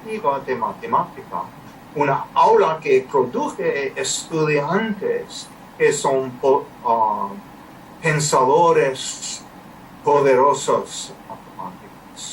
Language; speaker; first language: Spanish; non-native, learner; English